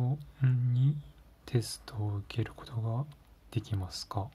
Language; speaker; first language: Japanese; non-native, learner; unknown